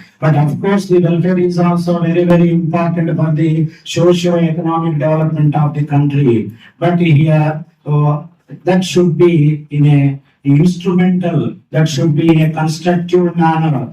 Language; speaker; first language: English; non-native, local second language; Telugu